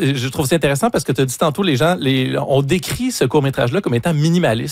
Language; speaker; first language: French; native; French